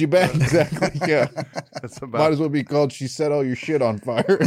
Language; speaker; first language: English; native; English